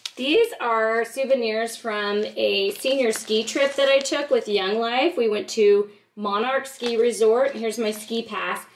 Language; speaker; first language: English; native; English